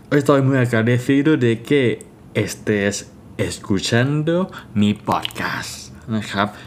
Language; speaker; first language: Spanish; non-native, learner; Thai